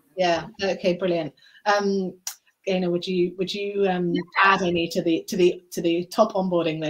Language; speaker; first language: English; native; English